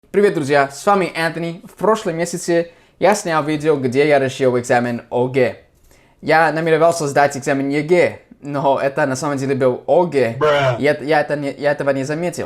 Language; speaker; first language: Russian; non-native, fluent; English